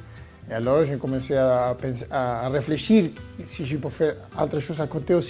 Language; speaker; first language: French; non-native, fluent; Spanish